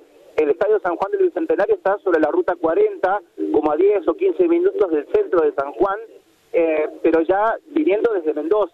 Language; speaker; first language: Spanish; native; Spanish